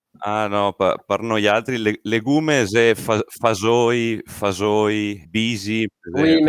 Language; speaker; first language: French; non-native, learner; Italian